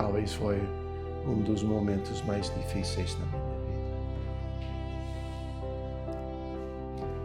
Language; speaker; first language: Portuguese; non-native, fluent; English